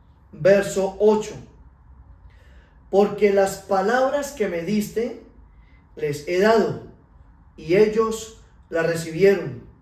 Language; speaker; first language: Spanish; native; Spanish